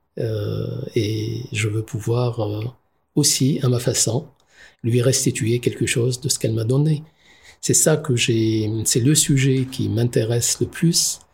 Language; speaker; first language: French; non-native, local second language; Arabic